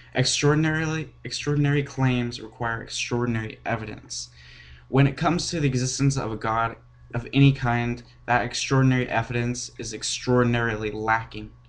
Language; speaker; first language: English; native; English